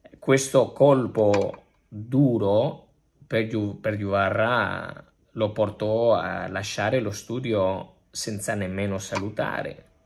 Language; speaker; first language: Italian; non-native, fluent; Spanish